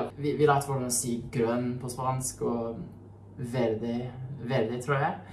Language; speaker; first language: Norwegian; non-native, fluent; English